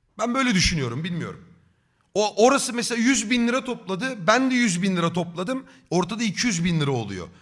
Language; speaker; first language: Turkish; native; Turkish